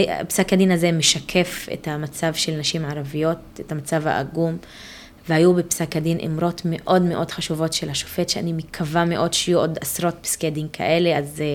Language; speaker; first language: Hebrew; non-native, local second language; Arabic